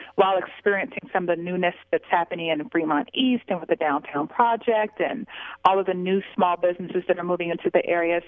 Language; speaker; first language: English; native; English